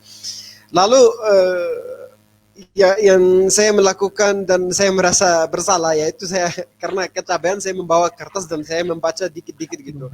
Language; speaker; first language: Indonesian; non-native, fluent; Arabic